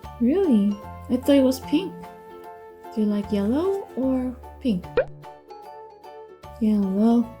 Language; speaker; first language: English; non-native, fluent; Korean